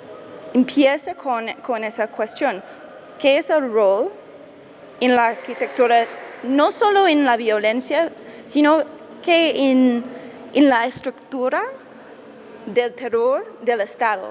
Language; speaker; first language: Spanish; non-native, fluent; English